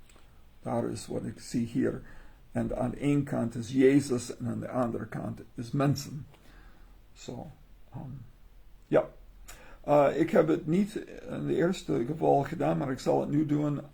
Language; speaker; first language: Dutch; non-native, learner; English